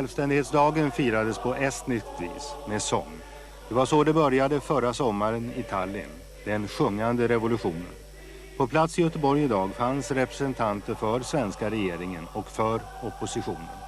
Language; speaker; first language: Swedish; native; Swedish